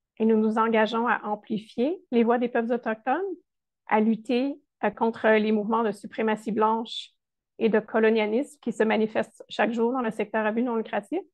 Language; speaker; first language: French; native; French